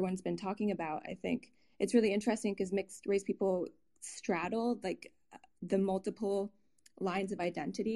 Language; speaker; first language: English; native; English